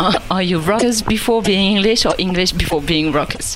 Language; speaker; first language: English; non-native, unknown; French